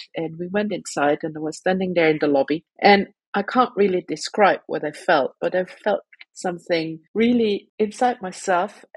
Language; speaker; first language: English; non-native, fluent; Luxembourgish